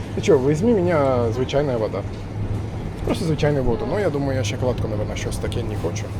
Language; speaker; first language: Ukrainian; non-native, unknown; Turkish